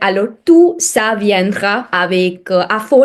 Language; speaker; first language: French; non-native, fluent; Hindi